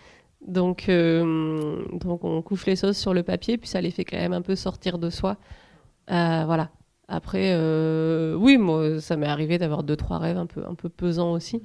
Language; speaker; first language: French; native; French